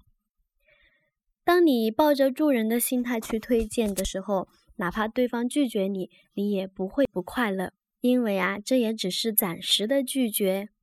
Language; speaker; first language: Chinese; native; Chinese